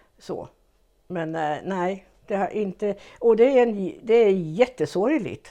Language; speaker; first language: Swedish; native; Swedish